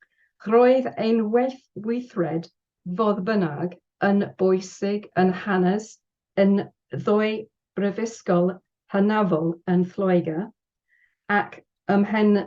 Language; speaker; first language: Welsh; non-native, learner; English